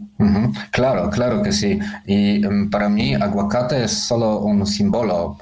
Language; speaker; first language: Spanish; non-native, learner; Polish